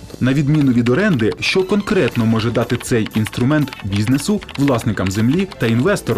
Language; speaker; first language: Ukrainian; native; Ukrainian